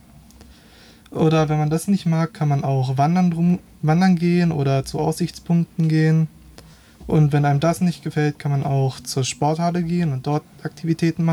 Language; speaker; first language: German; native; German